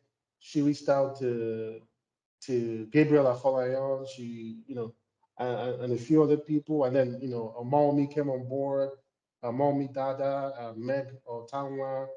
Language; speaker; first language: English; non-native, local second language; Igbo